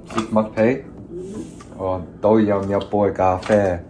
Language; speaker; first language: Cantonese; early bilingual, heritage; Cantonese